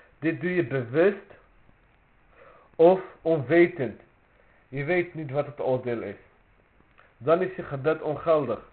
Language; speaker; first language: Dutch; early bilingual, other home language; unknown